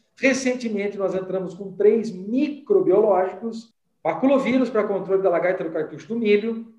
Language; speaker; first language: Portuguese; native; Portuguese